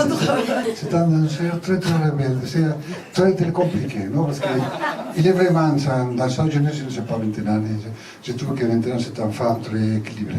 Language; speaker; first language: French; non-native, learner; Spanish